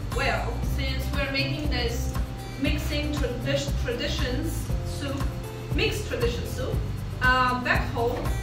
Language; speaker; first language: English; non-native, fluent; Romanian